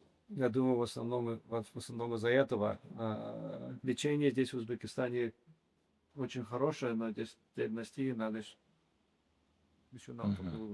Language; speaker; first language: Russian; early bilingual, heritage; English